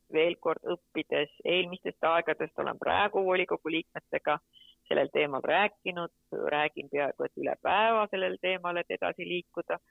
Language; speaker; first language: Estonian; native; Estonian